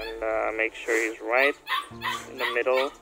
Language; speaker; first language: English; non-native, local second language; Filipino